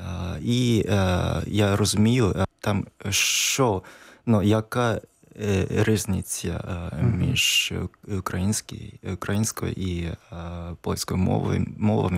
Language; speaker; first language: Ukrainian; non-native, learner; Japanese